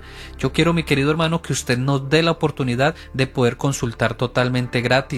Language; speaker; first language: Spanish; native; Spanish